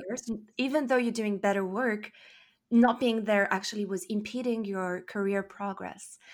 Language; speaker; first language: English; non-native, fluent; French